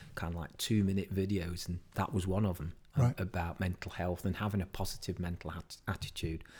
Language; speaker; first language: English; native; English